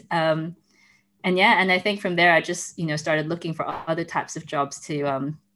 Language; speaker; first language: English; non-native, local second language; Filipino